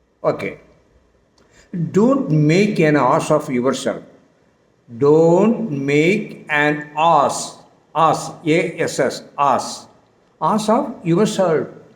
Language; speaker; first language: English; non-native, local second language; Tamil